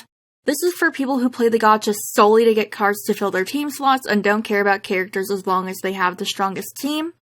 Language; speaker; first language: English; native; English